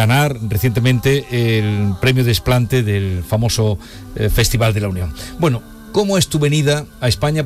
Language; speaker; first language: Spanish; native; Spanish